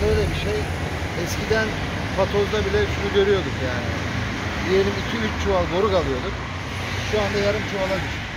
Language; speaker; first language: Turkish; native; Turkish